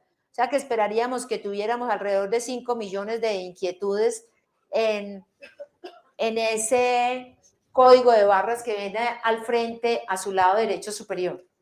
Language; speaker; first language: Spanish; native; Spanish